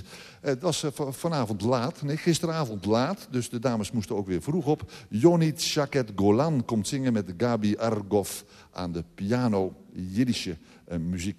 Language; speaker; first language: Dutch; native; Dutch